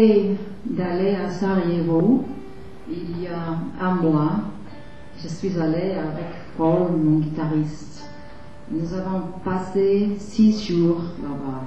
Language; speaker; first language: French; non-native, fluent; English